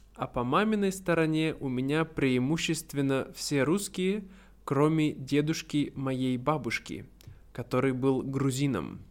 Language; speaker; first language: Russian; native; Russian